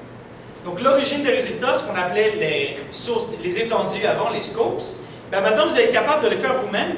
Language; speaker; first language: French; native; French